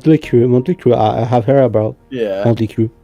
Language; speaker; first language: English; non-native, fluent; Spanish